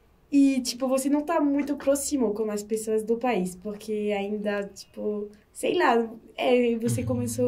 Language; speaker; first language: Portuguese; non-native, learner; French